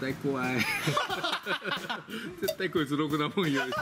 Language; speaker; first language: Japanese; native; Japanese